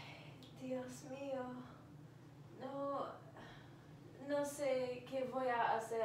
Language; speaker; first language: Spanish; non-native, learner; English